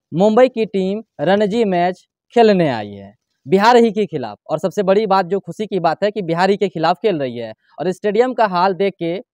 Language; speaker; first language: Hindi; native; Hindi